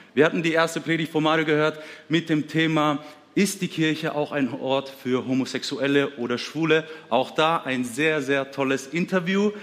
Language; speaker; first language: German; early bilingual, other home language; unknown